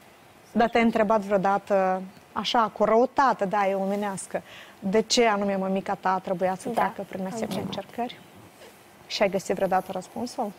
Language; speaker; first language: Romanian; native; Romanian